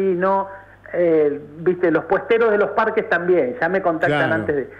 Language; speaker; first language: Spanish; native; Spanish